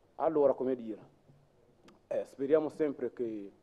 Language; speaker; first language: Italian; non-native, fluent; French